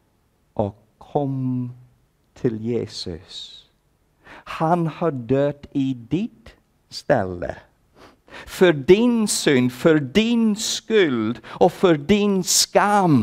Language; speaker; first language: Swedish; non-native, fluent; English